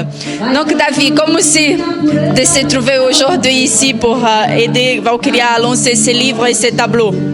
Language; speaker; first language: French; non-native, fluent; Portuguese